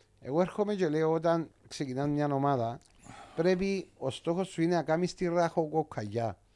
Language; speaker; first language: Greek; native; Greek